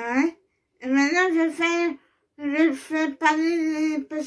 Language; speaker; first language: French; native; French